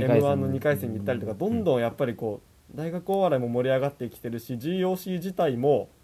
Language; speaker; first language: Japanese; native; Japanese